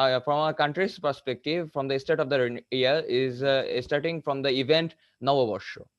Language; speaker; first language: English; non-native, local second language; Bangla